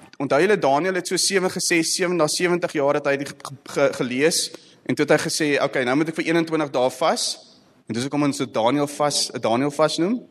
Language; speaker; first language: Afrikaans; non-native, local second language; English